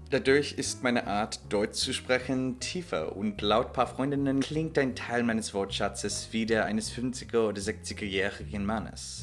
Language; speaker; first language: German; non-native, fluent; English